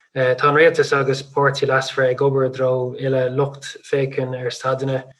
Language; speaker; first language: Irish; non-native, local second language; English